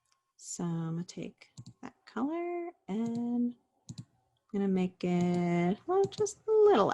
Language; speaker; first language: English; native; English